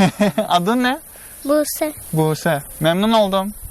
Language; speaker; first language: Turkish; non-native, fluent; Japanese